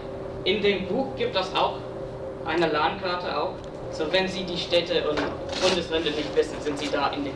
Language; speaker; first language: German; non-native, fluent; English